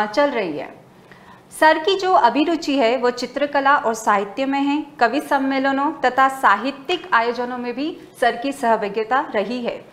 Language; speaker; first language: Hindi; native; Hindi